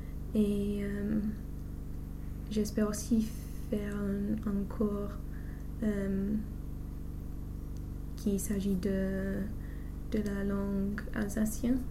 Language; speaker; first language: French; non-native, fluent; English